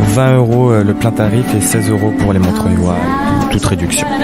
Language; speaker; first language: French; native; French